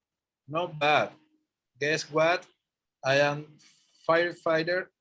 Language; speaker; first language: English; non-native, learner; Spanish